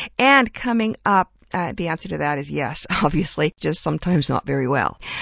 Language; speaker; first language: English; early bilingual, other home language; Ukrainian